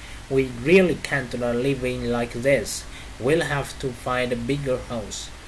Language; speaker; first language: English; non-native, fluent; Vietnamese